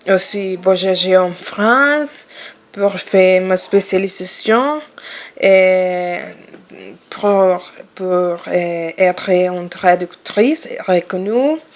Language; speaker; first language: French; non-native, fluent; Spanish